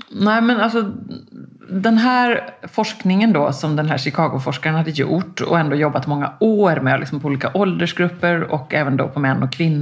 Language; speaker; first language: Swedish; native; Swedish